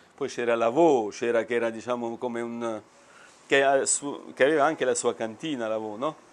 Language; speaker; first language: Italian; early bilingual, heritage; Italian